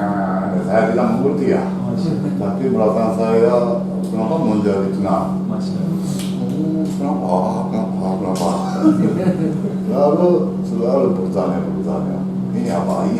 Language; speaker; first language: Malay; non-native, learner; Japanese